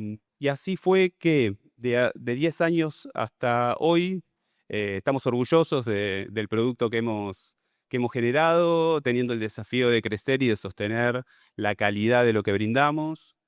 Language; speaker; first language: Spanish; native; Spanish